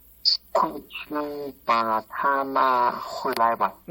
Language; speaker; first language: Chinese; non-native, learner; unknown